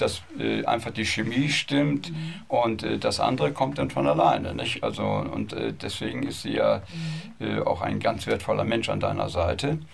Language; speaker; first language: German; native; German